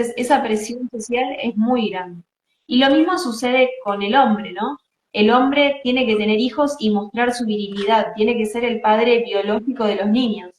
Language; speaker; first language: Spanish; native; Spanish